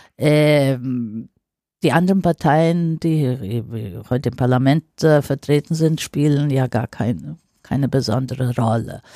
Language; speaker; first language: German; non-native, fluent; Greek